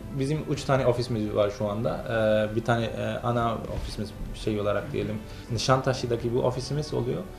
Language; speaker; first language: Turkish; non-native, fluent; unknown